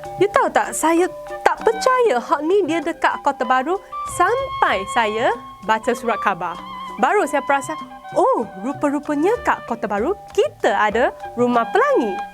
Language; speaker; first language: Malay; non-native, local second language; Chinese